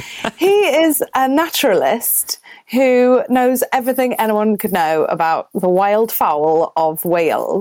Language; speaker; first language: English; native; English